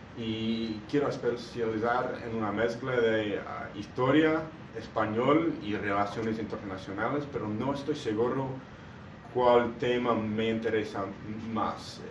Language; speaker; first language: Spanish; non-native, learner; English